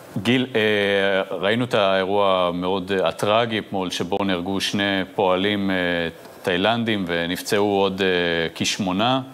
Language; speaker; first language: Hebrew; native; Hebrew